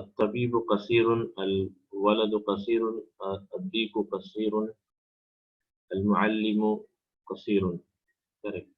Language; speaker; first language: Arabic; non-native, fluent; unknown